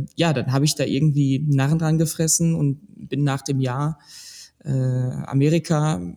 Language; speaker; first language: German; native; German